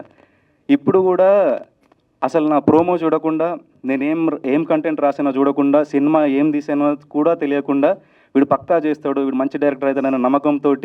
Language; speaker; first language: Telugu; native; Telugu